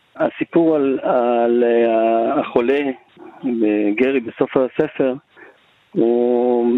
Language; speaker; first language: Hebrew; native; Hebrew